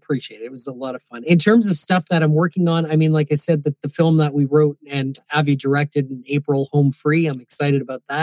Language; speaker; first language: English; native; English